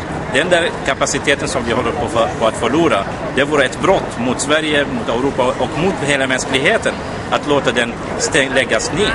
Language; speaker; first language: Swedish; non-native, fluent; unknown